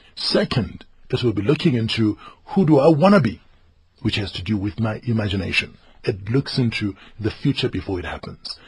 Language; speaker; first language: English; non-native, local second language; Zulu